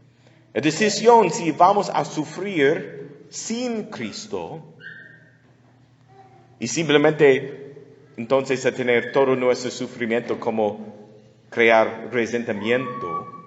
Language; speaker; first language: Spanish; non-native, fluent; English